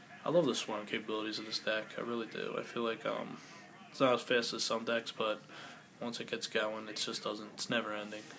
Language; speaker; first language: English; native; English